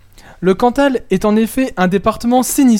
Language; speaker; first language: French; native; French